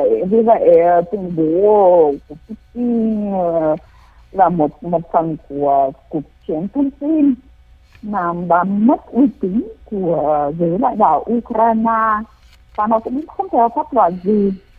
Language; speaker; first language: Vietnamese; non-native, fluent; Ukrainian